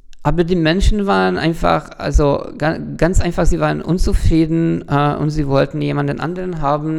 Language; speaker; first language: German; non-native, fluent; Hungarian